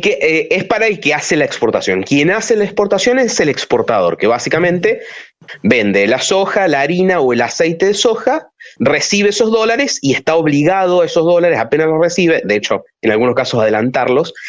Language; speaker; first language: Spanish; native; Spanish